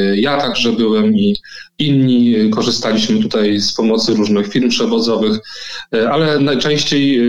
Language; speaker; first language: Polish; native; Polish